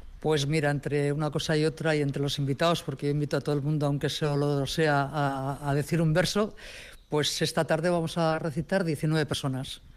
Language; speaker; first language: Spanish; native; Spanish